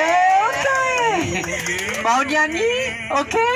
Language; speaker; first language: Indonesian; non-native, fluent; French